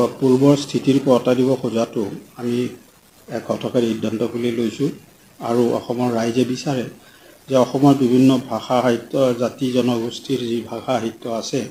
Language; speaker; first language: Assamese; native; Assamese